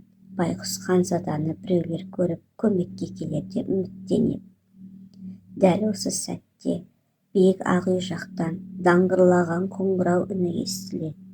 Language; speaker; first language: Kazakh; native; Kazakh